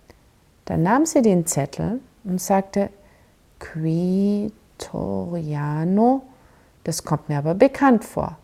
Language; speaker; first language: German; non-native, fluent; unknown